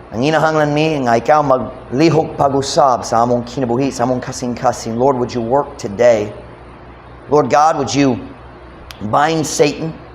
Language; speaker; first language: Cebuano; non-native, fluent; English